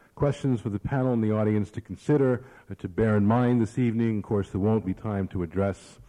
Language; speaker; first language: English; early bilingual, other home language; Spanish